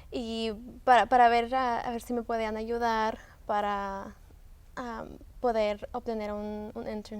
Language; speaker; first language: Spanish; early bilingual, heritage; Spanish